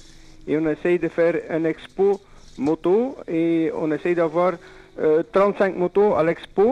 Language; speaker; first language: French; non-native, local second language; Dutch